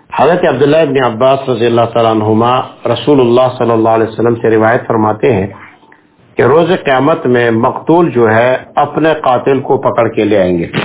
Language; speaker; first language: Urdu; non-native, local second language; Pashto